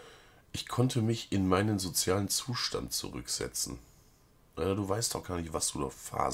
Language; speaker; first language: German; native; German